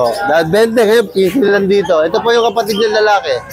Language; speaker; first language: Filipino; native; Filipino